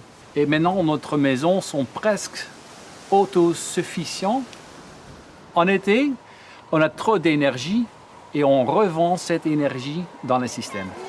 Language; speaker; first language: French; non-native, learner; Dutch